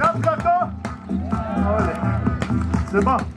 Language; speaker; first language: French; non-native, learner; Italian